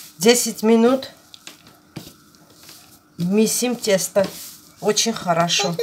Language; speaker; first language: Russian; non-native, fluent; Armenian